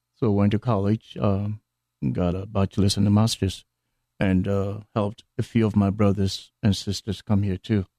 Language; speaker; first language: English; non-native, local second language; Akan